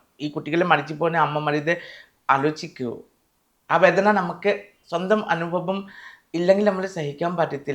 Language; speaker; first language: Malayalam; non-native, local second language; Assamese